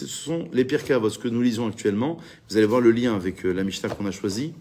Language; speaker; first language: French; native; French